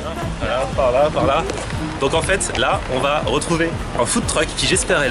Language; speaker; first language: French; native; French